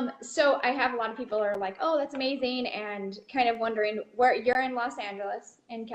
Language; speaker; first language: English; native; English